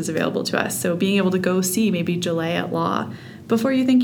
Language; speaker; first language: English; native; English